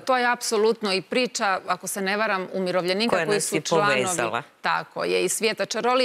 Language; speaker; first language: Croatian; native; Croatian